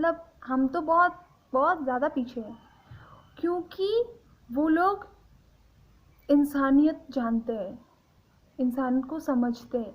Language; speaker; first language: Hindi; non-native, local second language; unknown